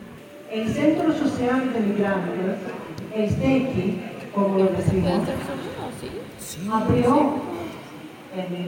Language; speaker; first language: Spanish; non-native, fluent; Greek